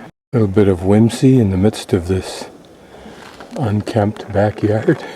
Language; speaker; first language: English; native; English